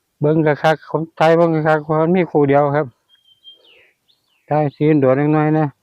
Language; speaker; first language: Thai; non-native, local second language; Lao